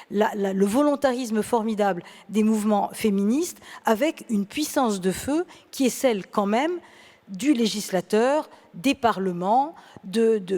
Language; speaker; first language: French; native; French